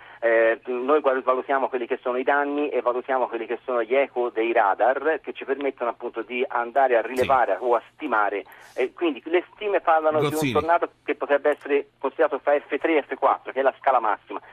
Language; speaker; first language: Italian; native; Italian